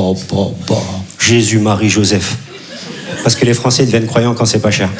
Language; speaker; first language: French; early bilingual, other home language; Turkish